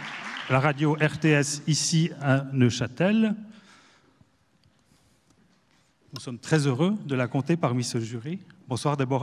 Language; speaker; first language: French; native; French